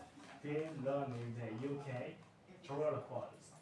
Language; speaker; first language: English; non-native, learner; Spanish